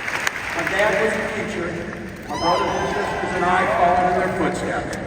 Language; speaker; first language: English; native; English